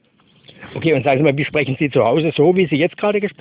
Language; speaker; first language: German; native; German